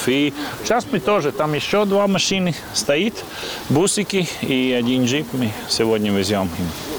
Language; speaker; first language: Russian; non-native, fluent; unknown